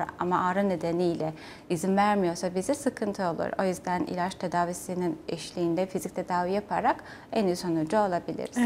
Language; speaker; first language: Turkish; non-native, fluent; Mongolian